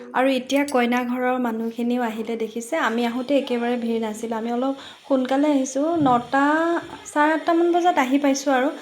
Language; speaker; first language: Assamese; native; Assamese